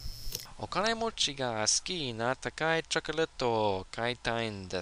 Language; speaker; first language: Japanese; non-native, learner; English